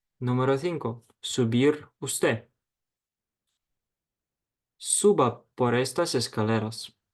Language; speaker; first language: Spanish; non-native, fluent; Ukrainian